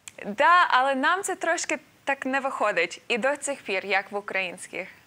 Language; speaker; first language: Ukrainian; non-native, fluent; English